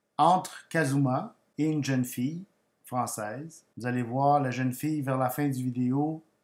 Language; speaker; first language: French; non-native, fluent; Spanish